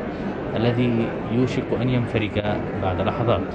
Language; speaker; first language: Arabic; native; Arabic